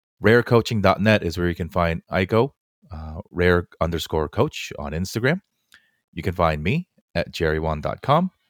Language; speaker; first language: English; early bilingual, other home language; Korean